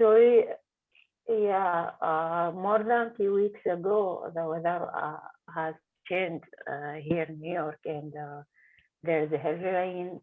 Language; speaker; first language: English; non-native, learner; Arabic